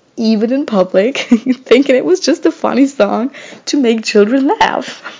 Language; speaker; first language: English; non-native, fluent; German